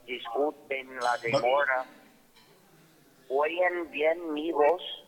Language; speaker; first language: Spanish; non-native, fluent; English